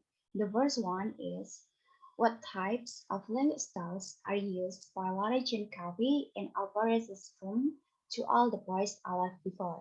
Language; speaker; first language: English; non-native, learner; Indonesian